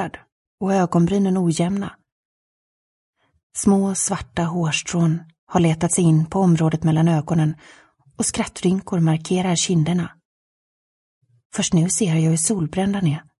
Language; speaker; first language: Swedish; native; Swedish